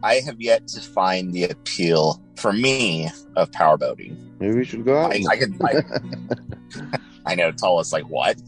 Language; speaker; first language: English; native; English